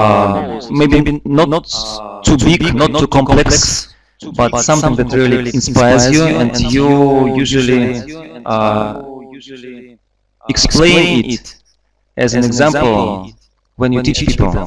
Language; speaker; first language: English; non-native, fluent; Russian